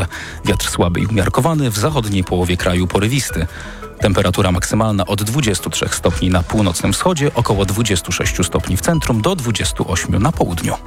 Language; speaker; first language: Polish; native; Polish